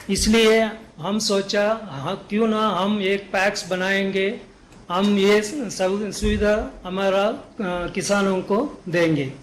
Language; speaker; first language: Hindi; non-native, local second language; Kannada